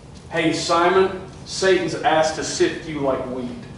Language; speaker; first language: English; native; English